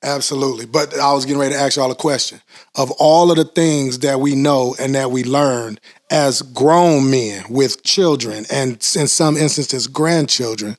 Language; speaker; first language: English; native; English